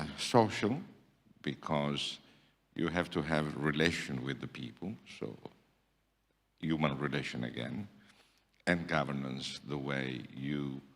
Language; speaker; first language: English; non-native, fluent; Italian